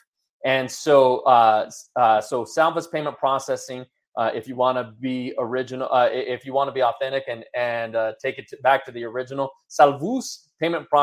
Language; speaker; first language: English; native; English